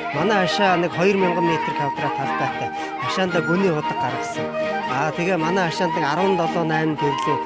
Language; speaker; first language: Mongolian; native; Mongolian